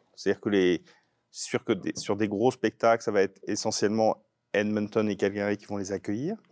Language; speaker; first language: French; native; French